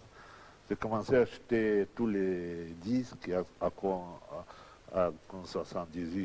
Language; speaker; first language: French; non-native, learner; Russian